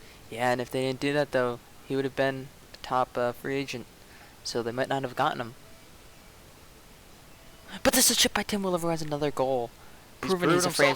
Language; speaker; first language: English; native; English